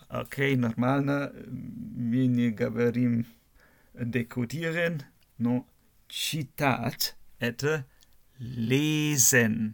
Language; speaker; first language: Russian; non-native, learner; German